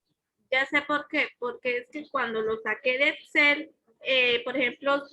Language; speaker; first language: Spanish; native; Spanish